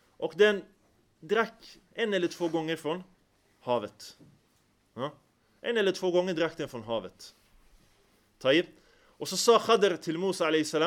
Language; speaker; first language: Swedish; early bilingual, other home language; Arabic